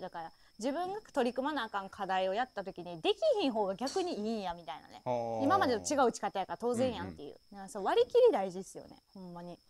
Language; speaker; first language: Japanese; native; Japanese